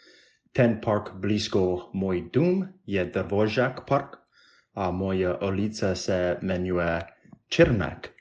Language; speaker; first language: Czech; non-native, learner; English